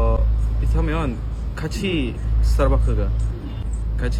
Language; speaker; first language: Korean; non-native, learner; Indonesian